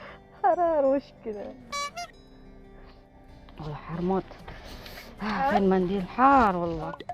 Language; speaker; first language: Arabic; non-native, learner; Indonesian